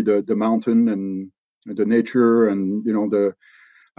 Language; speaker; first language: English; non-native, fluent; French